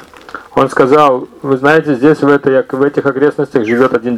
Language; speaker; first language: Russian; native; Russian